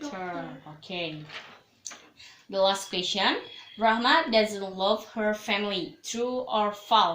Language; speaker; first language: English; non-native, learner; Indonesian